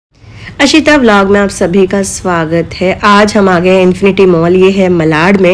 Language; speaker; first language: Hindi; native; Hindi